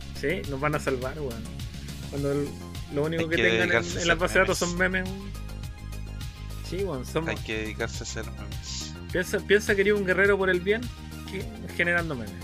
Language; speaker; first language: Spanish; native; Spanish